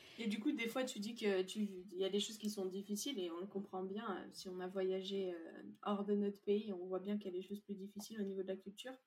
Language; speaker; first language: French; native; French